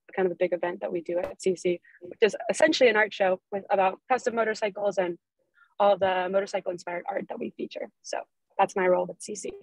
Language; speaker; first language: English; native; English